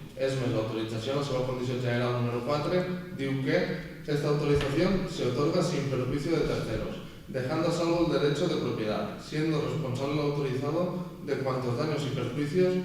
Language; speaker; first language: Spanish; non-native, local second language; Catalan